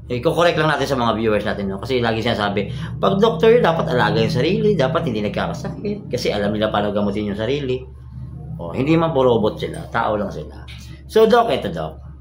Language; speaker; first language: Filipino; native; Filipino